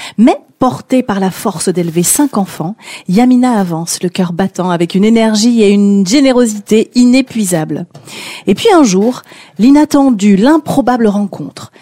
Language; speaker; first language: French; native; French